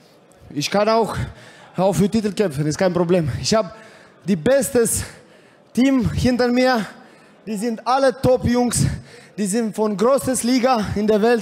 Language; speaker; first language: German; non-native, fluent; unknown